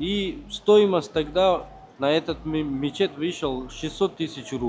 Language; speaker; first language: Russian; non-native, fluent; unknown